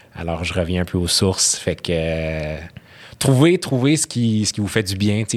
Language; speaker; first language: French; early bilingual, other home language; Arabic